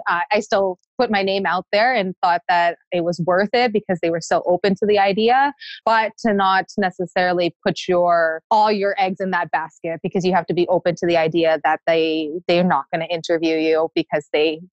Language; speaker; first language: English; native; English